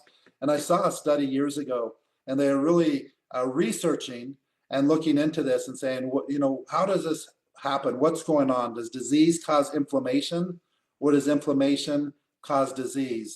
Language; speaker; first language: English; native; English